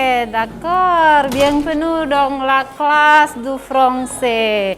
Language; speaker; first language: French; non-native, fluent; Indonesian